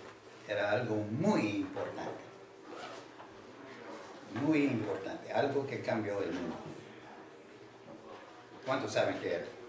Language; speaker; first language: Spanish; non-native, fluent; English